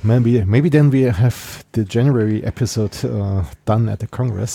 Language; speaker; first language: English; non-native, fluent; German